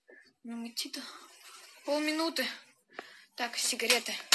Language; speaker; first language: Russian; native; Russian